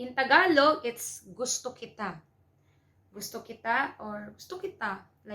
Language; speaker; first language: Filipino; non-native, local second language; Cebuano